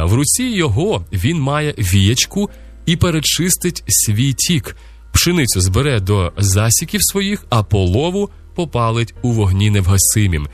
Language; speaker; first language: Ukrainian; native; Ukrainian